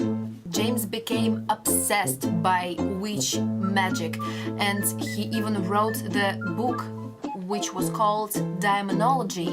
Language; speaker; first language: English; non-native, learner; Russian